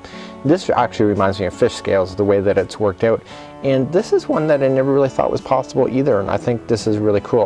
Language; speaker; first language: English; native; English